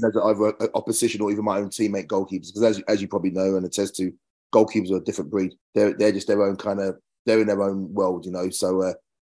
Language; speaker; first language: English; native; English